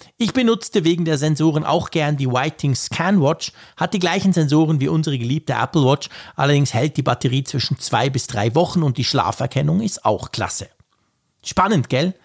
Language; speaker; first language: German; native; German